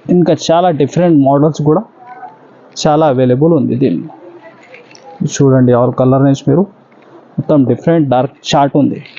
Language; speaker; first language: Telugu; non-native, local second language; Urdu